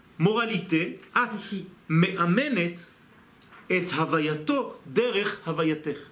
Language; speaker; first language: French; non-native, fluent; Hebrew